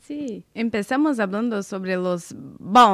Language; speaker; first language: Spanish; non-native, learner; Portuguese